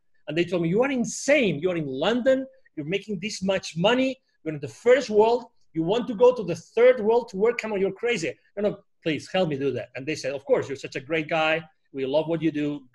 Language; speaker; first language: English; non-native, fluent; Spanish